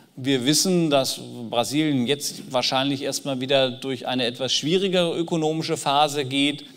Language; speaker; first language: German; native; German